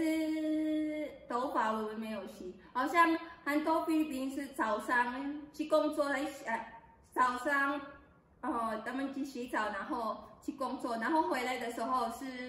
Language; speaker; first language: Chinese; non-native, learner; Filipino